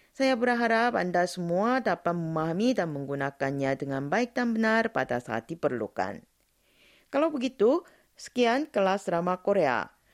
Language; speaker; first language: Indonesian; non-native, fluent; Korean